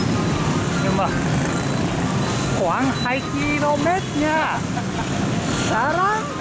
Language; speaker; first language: Vietnamese; non-native, learner; Japanese